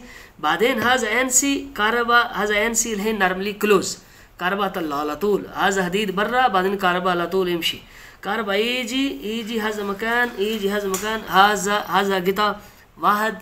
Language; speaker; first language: Arabic; non-native, learner; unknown